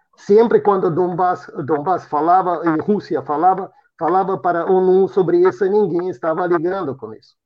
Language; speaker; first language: Portuguese; non-native, fluent; Russian